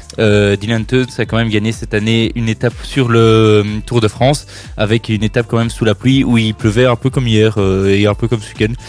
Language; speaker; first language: French; native; French